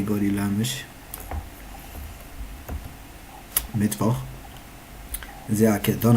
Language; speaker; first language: German; non-native, learner; Tigrinya